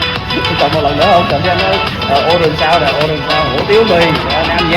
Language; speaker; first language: Vietnamese; early bilingual, heritage; Vietnamese